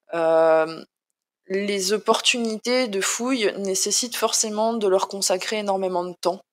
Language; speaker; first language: French; native; French